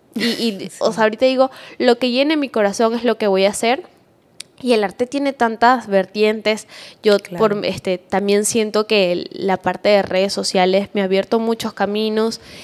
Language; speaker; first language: Spanish; native; Spanish